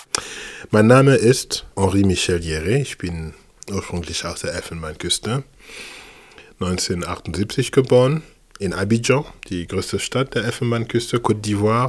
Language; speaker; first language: German; non-native, fluent; French